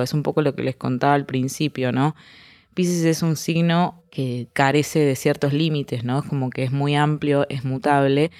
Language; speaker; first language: Spanish; native; Spanish